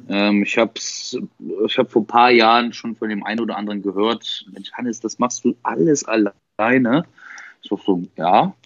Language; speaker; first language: German; native; German